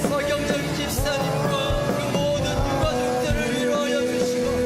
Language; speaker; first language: Korean; native; Korean